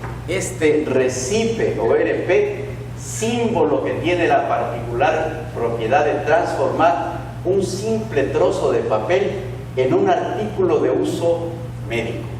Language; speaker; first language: Spanish; native; Spanish